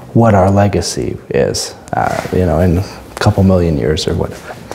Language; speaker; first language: English; native; English